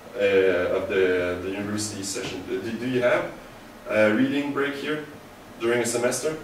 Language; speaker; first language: English; native; English